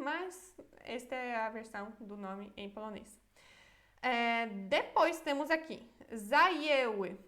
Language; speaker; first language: Portuguese; non-native, fluent; Polish